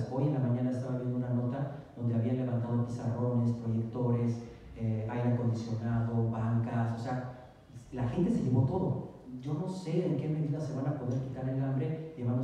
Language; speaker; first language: Spanish; native; Spanish